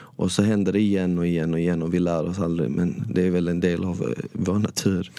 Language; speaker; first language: Swedish; early bilingual, other home language; Bosnian